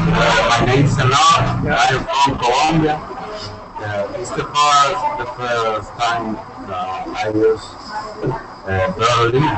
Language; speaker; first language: English; non-native, learner; Spanish